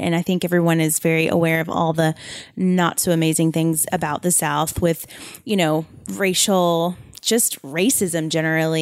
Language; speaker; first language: English; native; English